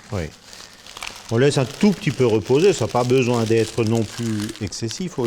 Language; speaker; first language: French; native; French